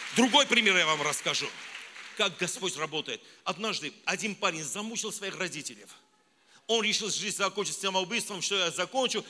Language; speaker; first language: Russian; non-native, local second language; Armenian